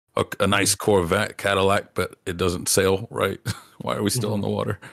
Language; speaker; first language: English; native; English